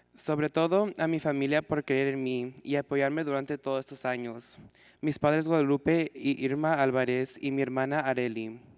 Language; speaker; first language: Spanish; early bilingual, heritage; Spanish